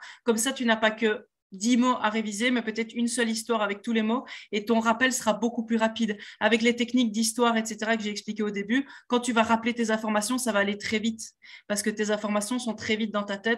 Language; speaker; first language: French; native; French